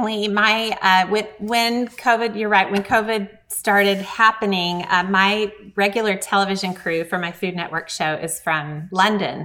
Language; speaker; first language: English; native; English